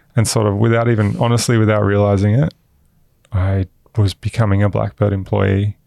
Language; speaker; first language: English; native; English